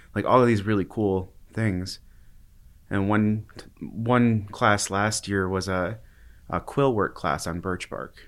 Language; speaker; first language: English; native; English